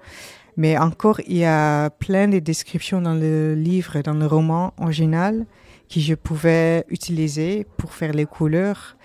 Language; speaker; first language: French; non-native, learner; Dutch